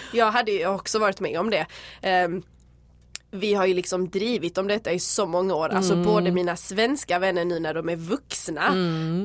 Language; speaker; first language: Swedish; early bilingual, other home language; Serbian